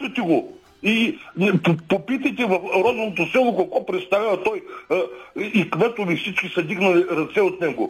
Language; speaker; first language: Bulgarian; native; Bulgarian